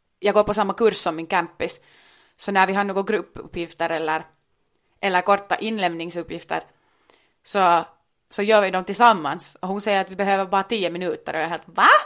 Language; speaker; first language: Swedish; native; Swedish